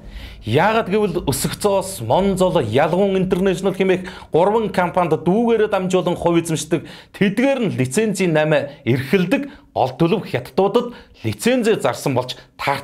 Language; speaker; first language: Mongolian; native; Mongolian